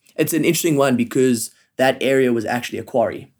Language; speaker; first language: English; native; English